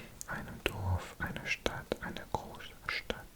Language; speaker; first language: German; non-native, learner; English